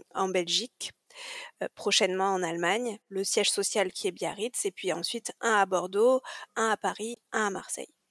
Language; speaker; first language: French; native; French